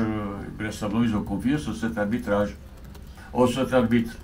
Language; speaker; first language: French; non-native, fluent; Bosnian